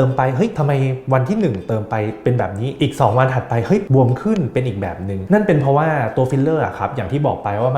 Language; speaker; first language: Thai; native; Thai